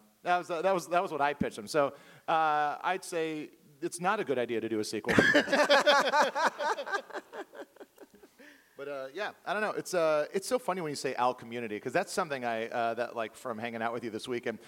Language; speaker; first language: English; native; English